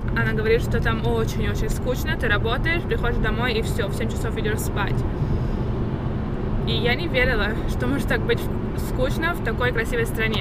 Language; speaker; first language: Russian; early bilingual, heritage; Russian